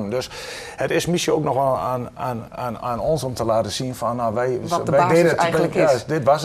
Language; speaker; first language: Dutch; native; Dutch